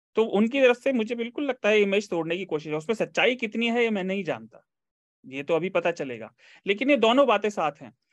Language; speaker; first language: Hindi; native; Hindi